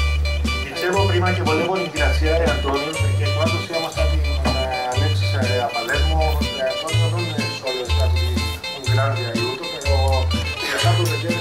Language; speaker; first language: Italian; non-native, fluent; Greek